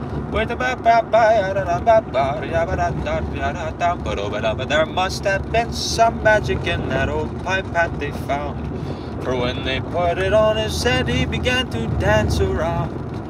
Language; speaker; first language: English; native; English